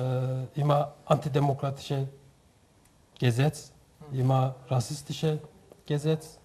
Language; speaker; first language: German; non-native, learner; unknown